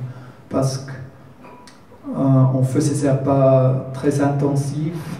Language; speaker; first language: French; non-native, learner; German